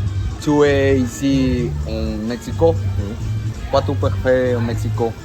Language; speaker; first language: French; non-native, learner; Spanish